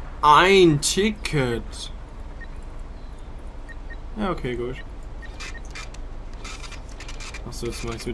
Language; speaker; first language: German; native; German